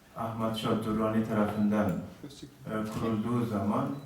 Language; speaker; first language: Turkish; non-native, fluent; Uzbek